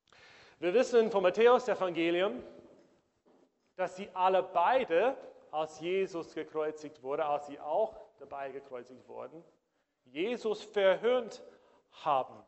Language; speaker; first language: German; non-native, fluent; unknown